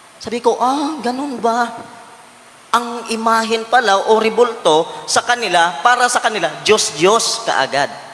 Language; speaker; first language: Filipino; non-native, local second language; Cebuano